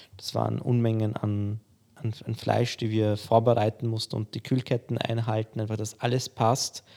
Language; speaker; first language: German; early bilingual, other home language; Polish